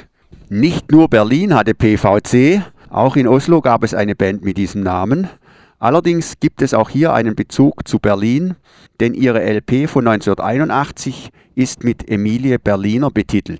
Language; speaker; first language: German; native; German